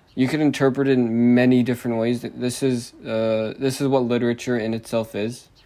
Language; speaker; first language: English; native; English